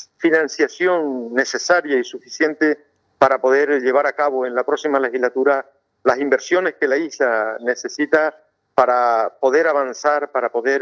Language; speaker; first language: Spanish; native; Spanish